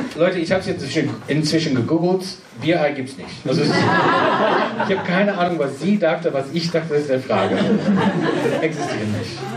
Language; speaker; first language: German; non-native, fluent; English